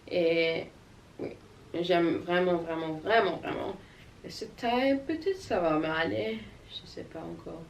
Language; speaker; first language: French; non-native, learner; English